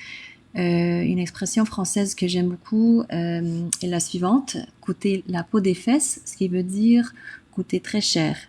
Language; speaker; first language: French; non-native, local second language; English